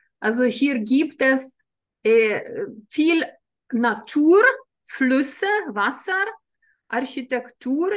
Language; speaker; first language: German; non-native, fluent; Lithuanian